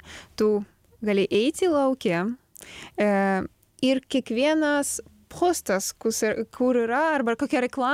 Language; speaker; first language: Lithuanian; non-native, learner; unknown